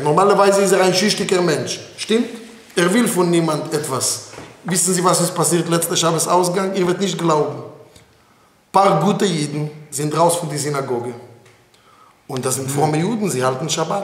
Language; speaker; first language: German; non-native, fluent; Hebrew